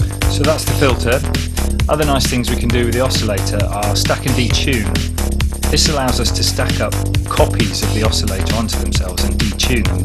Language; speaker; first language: English; native; English